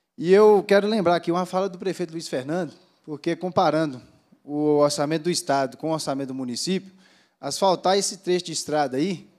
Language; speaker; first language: Portuguese; native; Portuguese